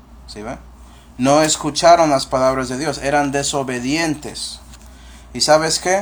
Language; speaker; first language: Spanish; early bilingual, heritage; Spanish